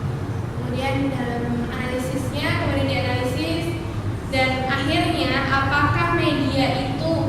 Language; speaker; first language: Indonesian; native; Indonesian